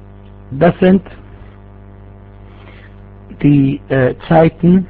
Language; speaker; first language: German; non-native, fluent; Arabic